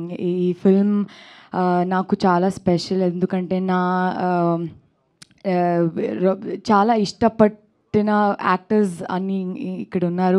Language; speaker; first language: Telugu; non-native, learner; Kannada